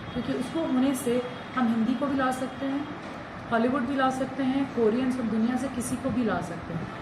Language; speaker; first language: Hindi; native; Hindi